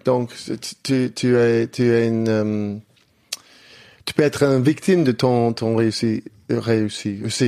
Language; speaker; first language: French; non-native, learner; English